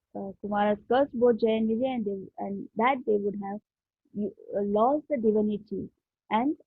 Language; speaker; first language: English; non-native, local second language; Hindi